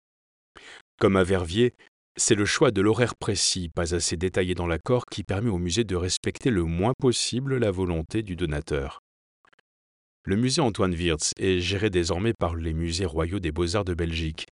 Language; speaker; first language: French; native; French